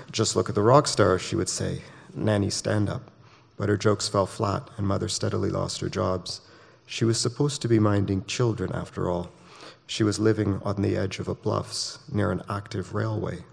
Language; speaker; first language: English; native; English